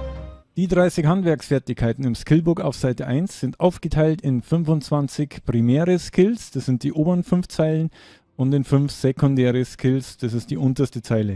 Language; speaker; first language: German; native; German